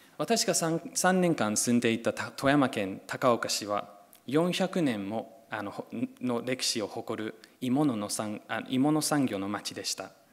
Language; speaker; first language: Japanese; non-native, fluent; English